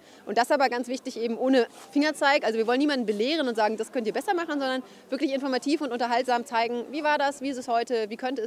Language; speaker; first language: German; native; German